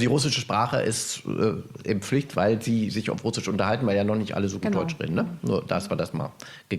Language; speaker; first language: German; native; German